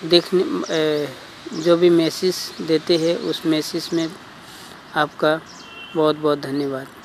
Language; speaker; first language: Hindi; non-native, local second language; Nepali